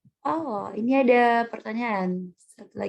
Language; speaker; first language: Indonesian; native; Indonesian